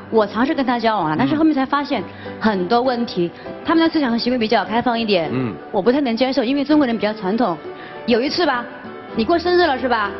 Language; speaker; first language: Chinese; native; Chinese